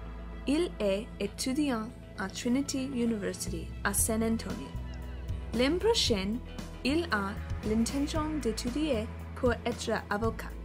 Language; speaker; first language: French; non-native, learner; English